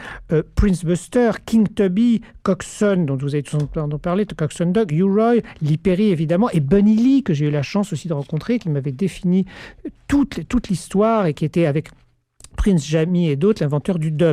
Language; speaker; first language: French; native; French